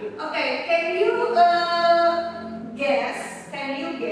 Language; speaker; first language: English; non-native, learner; Indonesian